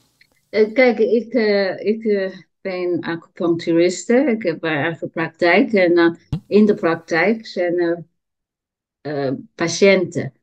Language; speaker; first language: Dutch; non-native, learner; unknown